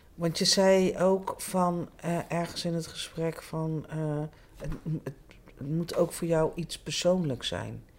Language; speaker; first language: Dutch; native; Dutch